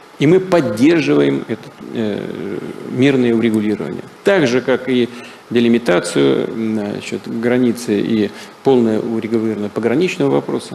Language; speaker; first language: Russian; native; Russian